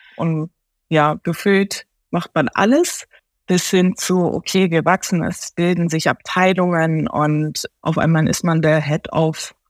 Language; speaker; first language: German; early bilingual, other home language; Japanese